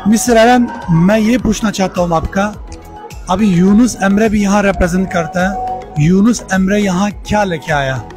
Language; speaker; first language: Hindi; non-native, learner; Turkish